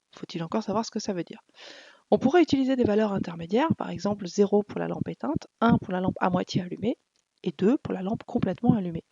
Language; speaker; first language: French; native; French